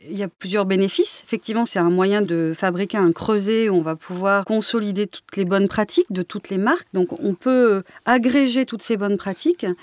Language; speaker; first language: French; native; French